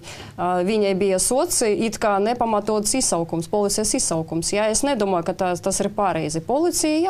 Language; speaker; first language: Latvian; non-native, local second language; Russian